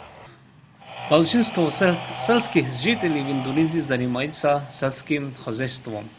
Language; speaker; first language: Russian; non-native, fluent; Javanese